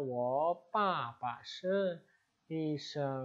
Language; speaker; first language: Chinese; non-native, fluent; Indonesian